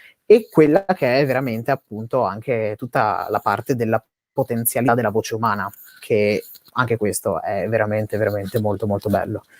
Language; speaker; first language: Italian; native; Italian